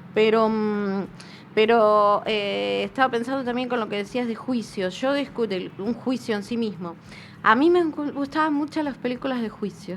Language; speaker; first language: Spanish; native; Spanish